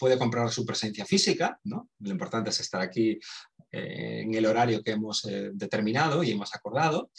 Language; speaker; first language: Spanish; native; Spanish